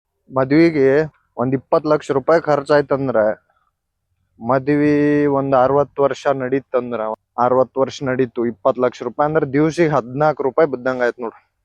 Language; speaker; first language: Kannada; native; Kannada